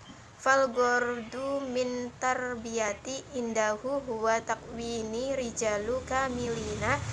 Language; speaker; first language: Arabic; non-native, learner; Indonesian